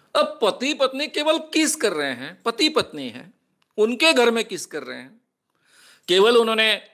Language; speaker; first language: Hindi; non-native, local second language; Marathi